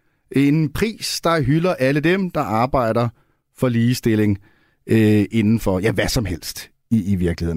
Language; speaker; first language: Danish; native; Danish